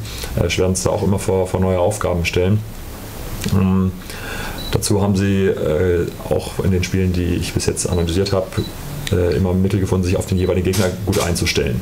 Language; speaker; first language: German; native; German